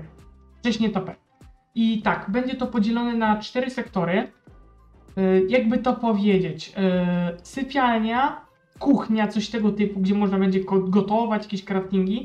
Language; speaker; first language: Polish; native; Polish